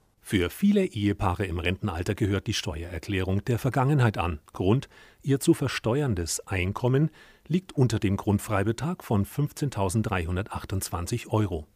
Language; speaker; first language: German; native; German